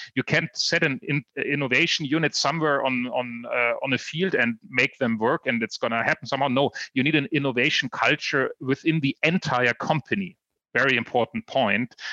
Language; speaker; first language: English; non-native, fluent; German